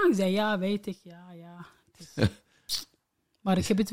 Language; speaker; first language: Dutch; non-native, learner; Arabic